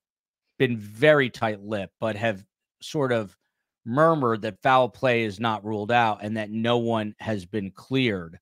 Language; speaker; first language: English; native; English